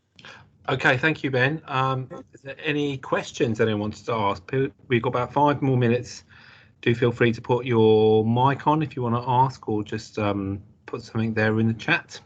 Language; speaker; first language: English; native; English